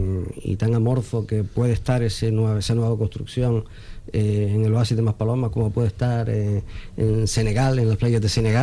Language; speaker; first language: Spanish; native; Spanish